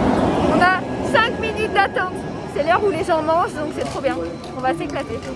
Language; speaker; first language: French; native; French